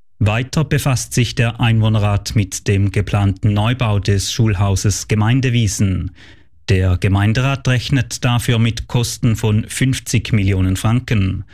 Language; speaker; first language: German; native; German